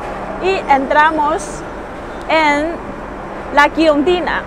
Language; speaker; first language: Spanish; non-native, learner; Chinese